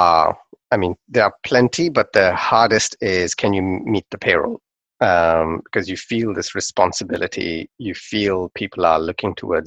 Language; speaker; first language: English; non-native, local second language; Urdu